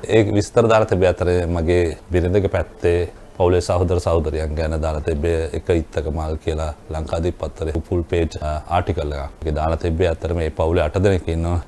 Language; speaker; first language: Sinhala; non-native, local second language; Tamil